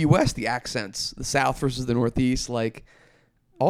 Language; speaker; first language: English; native; English